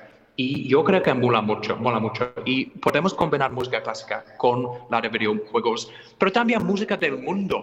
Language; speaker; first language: Spanish; non-native, fluent; English